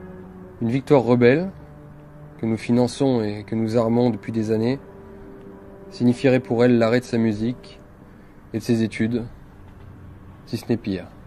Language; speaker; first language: French; native; French